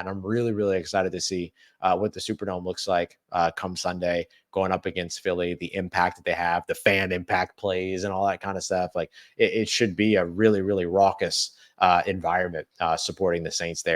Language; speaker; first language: English; native; English